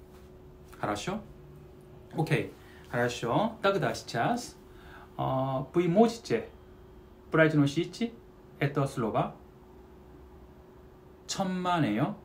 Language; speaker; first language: Russian; non-native, learner; Korean